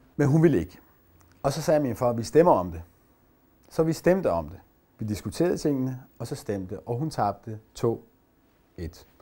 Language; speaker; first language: Danish; early bilingual, other home language; Persian